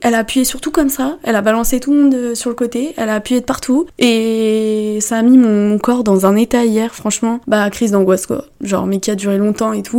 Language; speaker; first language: French; native; French